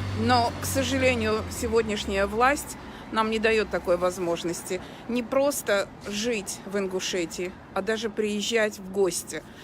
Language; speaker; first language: Russian; non-native, local second language; Ingush